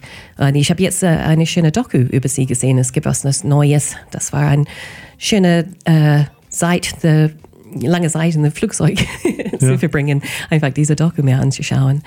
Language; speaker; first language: German; non-native, fluent; English